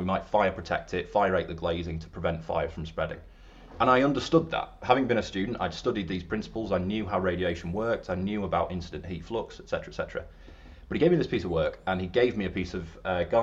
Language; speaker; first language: English; native; English